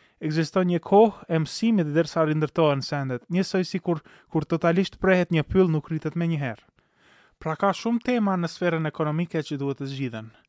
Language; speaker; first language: Albanian; native; Albanian